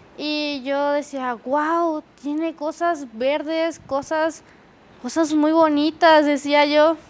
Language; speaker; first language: Spanish; native; Spanish